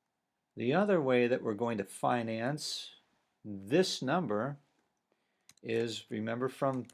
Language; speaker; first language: English; native; English